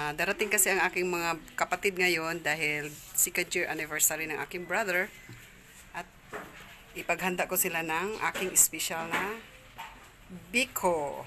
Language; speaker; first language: Filipino; non-native, local second language; Cebuano